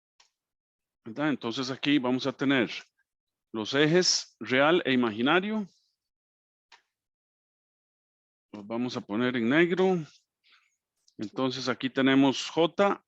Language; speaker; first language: Spanish; native; Spanish